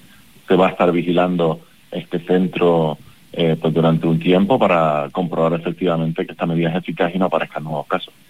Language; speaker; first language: Spanish; native; Spanish